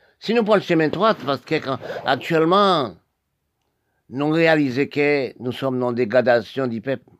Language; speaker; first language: French; non-native, local second language; Haitian Creole